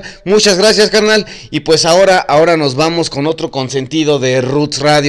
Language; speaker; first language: Spanish; native; Spanish